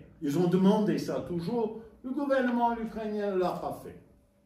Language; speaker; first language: French; non-native, fluent; English